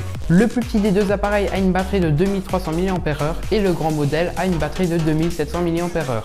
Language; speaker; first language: French; native; French